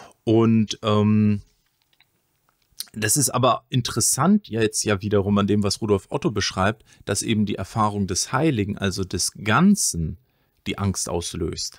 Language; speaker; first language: German; native; German